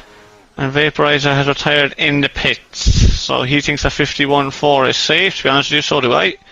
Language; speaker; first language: English; native; English